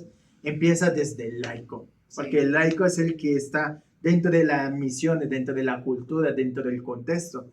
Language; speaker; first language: Spanish; native; Spanish